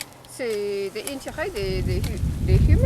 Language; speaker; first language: French; non-native, fluent; English